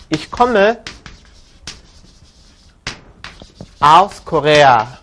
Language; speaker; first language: German; non-native, fluent; Korean